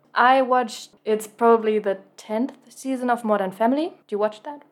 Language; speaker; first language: English; non-native, fluent; German